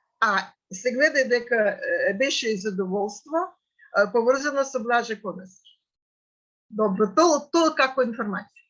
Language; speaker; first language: Macedonian; non-native, fluent; Russian